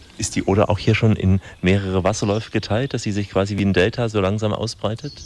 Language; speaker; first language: German; native; German